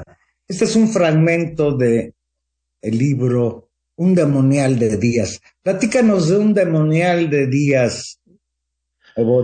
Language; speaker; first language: Spanish; native; Spanish